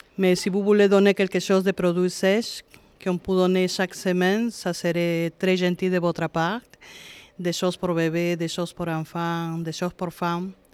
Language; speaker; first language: French; non-native, fluent; Spanish